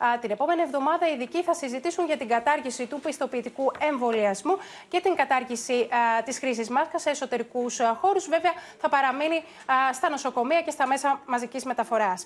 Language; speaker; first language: Greek; native; Greek